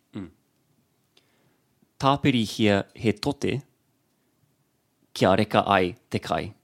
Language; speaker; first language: Māori; non-native, learner; English